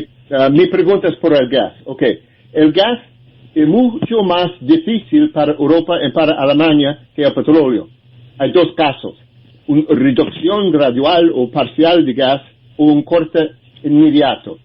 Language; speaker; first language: Spanish; non-native, learner; English